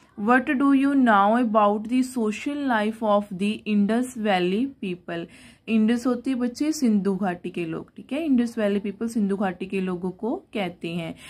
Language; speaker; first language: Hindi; non-native, local second language; Punjabi